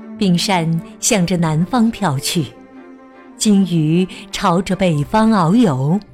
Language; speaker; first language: Chinese; native; Chinese